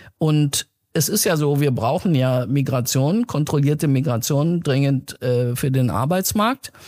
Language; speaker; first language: German; early bilingual, other home language; Persian